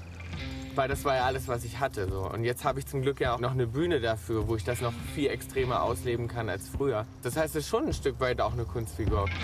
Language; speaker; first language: German; native; German